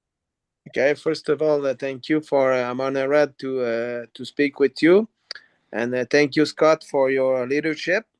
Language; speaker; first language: English; non-native, learner; French